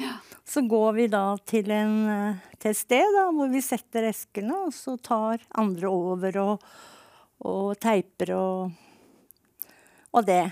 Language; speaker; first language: Norwegian; native; Norwegian